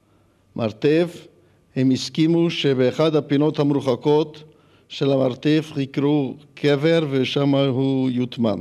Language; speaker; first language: Hebrew; early bilingual, other home language; Hungarian